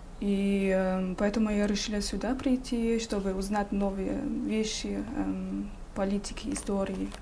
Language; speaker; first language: Russian; non-native, learner; German